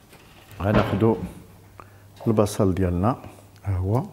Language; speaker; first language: Arabic; native; Arabic